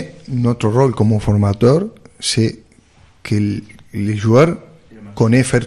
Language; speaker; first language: French; non-native, fluent; Spanish